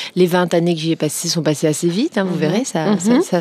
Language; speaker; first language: French; native; French